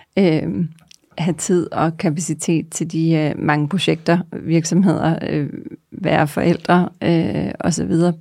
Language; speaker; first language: Danish; native; Danish